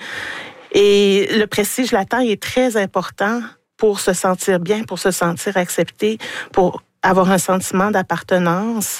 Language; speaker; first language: French; native; French